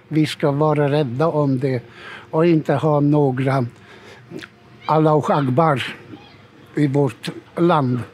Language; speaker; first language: Swedish; non-native, fluent; Hungarian